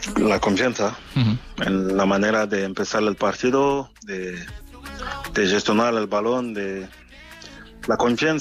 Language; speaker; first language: Spanish; non-native, fluent; French